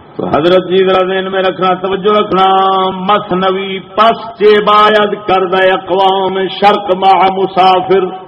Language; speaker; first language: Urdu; non-native, local second language; Punjabi